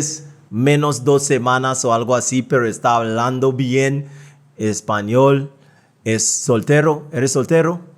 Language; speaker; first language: Spanish; non-native, fluent; English